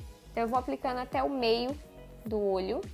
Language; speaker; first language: Portuguese; native; Portuguese